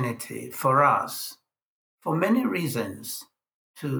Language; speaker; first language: English; non-native, local second language; Igbo